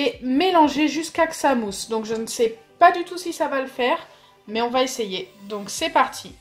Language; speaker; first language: French; native; French